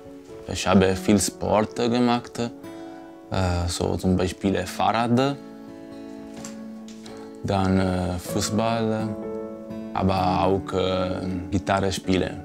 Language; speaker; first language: German; non-native, learner; Italian